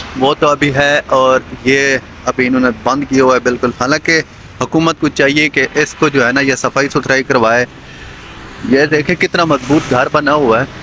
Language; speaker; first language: Urdu; non-native, local second language; Punjabi